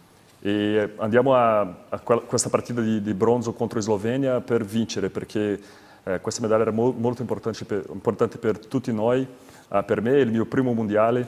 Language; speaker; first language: Italian; non-native, learner; Portuguese